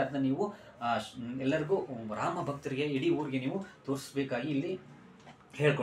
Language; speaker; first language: Kannada; native; Kannada